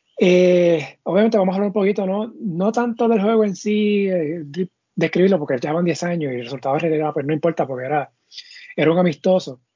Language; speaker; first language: Spanish; native; Spanish